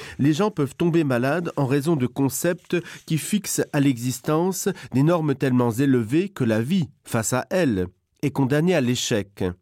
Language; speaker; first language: French; non-native, local second language; Luxembourgish